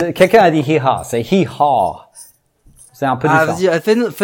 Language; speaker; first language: French; non-native, fluent; English